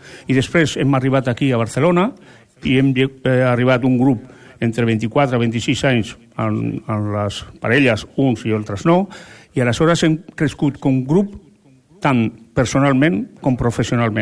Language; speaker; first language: Catalan; non-native, local second language; Spanish